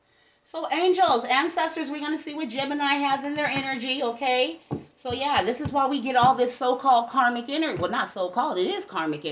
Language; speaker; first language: English; native; English